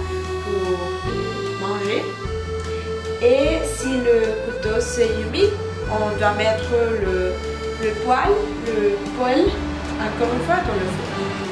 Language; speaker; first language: French; non-native, learner; Spanish